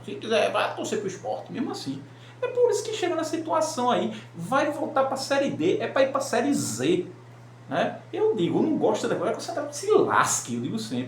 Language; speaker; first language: Portuguese; native; Portuguese